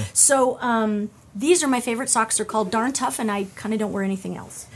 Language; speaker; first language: English; native; English